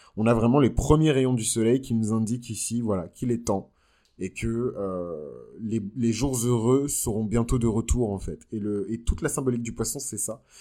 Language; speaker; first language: French; native; French